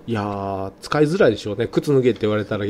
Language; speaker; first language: Japanese; native; Japanese